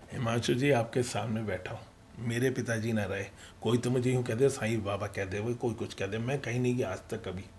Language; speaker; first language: Hindi; non-native, local second language; Punjabi